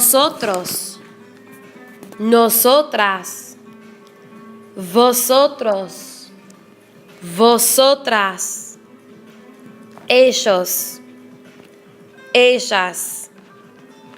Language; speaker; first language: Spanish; non-native, fluent; English